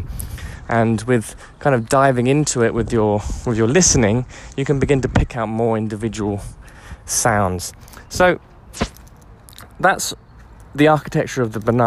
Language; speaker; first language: English; native; English